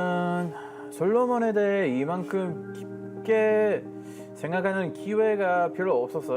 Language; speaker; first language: Korean; non-native, fluent; Hebrew